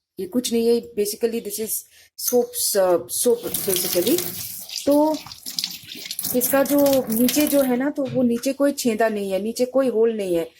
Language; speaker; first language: Hindi; non-native, local second language; Bangla